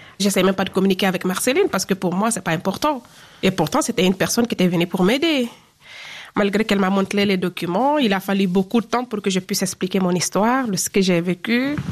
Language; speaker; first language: French; non-native, local second language; Fula